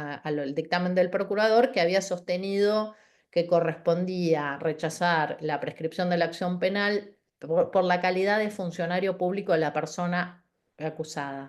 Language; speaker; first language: Spanish; native; Spanish